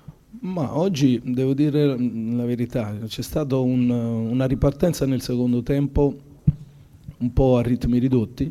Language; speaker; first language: Italian; native; Italian